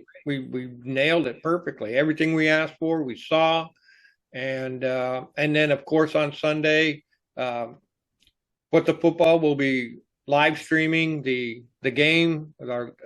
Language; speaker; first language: English; native; English